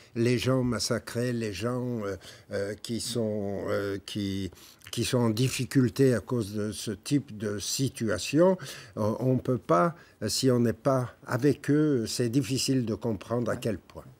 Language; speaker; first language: French; native; French